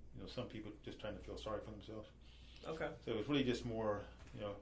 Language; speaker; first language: English; native; English